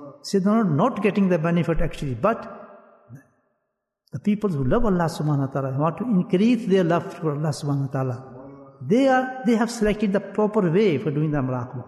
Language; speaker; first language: English; non-native, local second language; Urdu